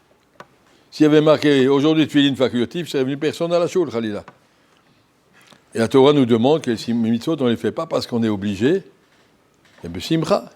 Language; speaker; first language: French; native; French